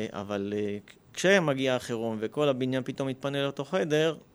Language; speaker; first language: Hebrew; early bilingual, other home language; Russian